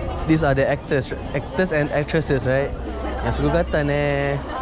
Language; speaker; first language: English; non-native, local second language; Malay